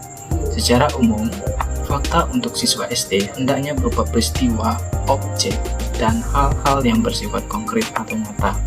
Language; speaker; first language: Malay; non-native, local second language; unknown